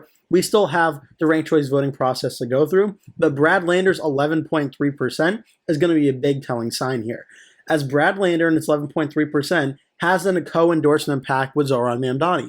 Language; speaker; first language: English; native; English